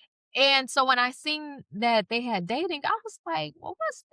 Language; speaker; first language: English; native; English